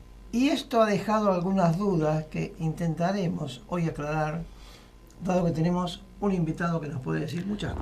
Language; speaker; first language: Spanish; native; Spanish